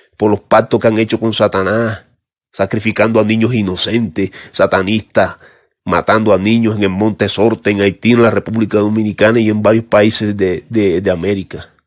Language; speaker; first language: Spanish; native; Spanish